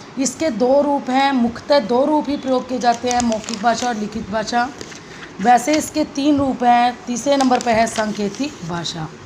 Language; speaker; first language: Hindi; native; Hindi